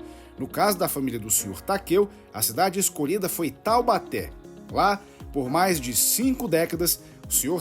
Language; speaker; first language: Portuguese; native; Portuguese